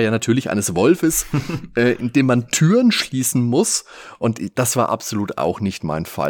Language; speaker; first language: German; native; German